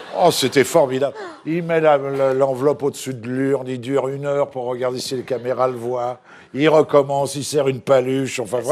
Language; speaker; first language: French; native; French